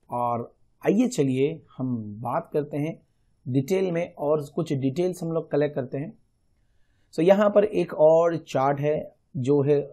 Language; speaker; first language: Hindi; non-native, local second language; Gujarati